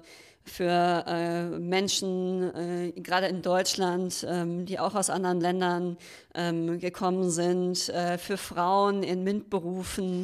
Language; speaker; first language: German; native; German